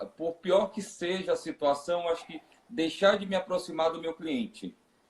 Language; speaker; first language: Portuguese; native; Portuguese